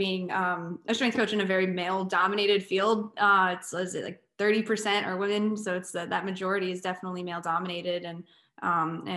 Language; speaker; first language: English; native; English